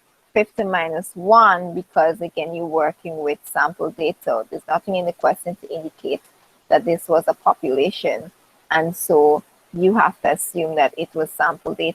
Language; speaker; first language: English; native; English